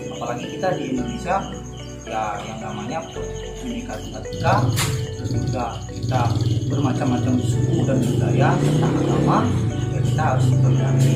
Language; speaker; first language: Indonesian; non-native, local second language; Balinese